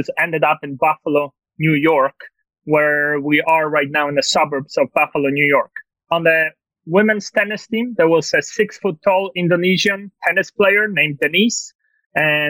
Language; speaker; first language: English; non-native, fluent; Polish